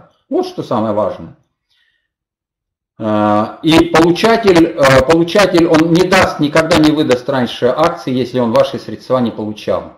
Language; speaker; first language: Russian; native; Russian